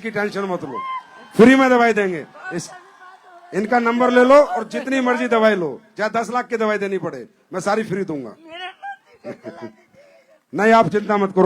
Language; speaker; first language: Hindi; native; Hindi